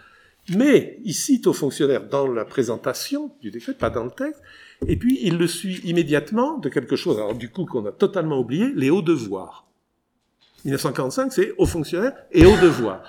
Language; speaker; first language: French; native; French